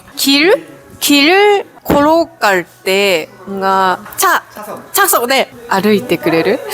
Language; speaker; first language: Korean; non-native, learner; Japanese